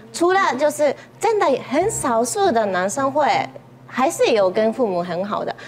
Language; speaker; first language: Chinese; non-native, fluent; Japanese